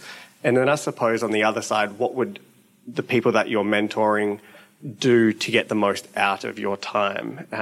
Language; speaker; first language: English; native; English